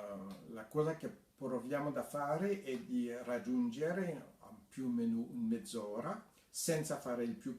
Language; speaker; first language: Italian; non-native, fluent; French